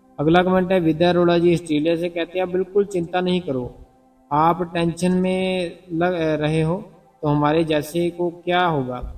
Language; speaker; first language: Hindi; non-native, local second language; Punjabi